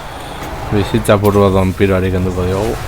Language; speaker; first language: Basque; native; Basque